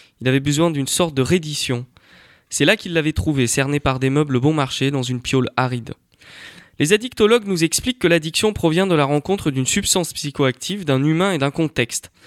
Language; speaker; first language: French; native; French